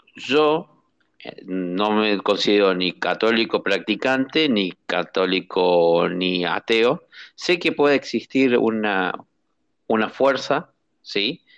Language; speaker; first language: Spanish; native; Spanish